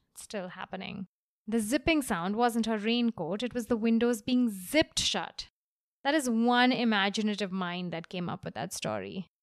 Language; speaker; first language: English; non-native, local second language; Hindi